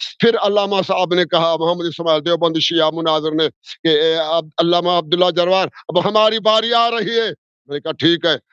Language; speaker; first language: Urdu; non-native, local second language; Sindhi